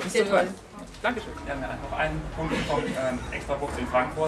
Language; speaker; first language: German; native; German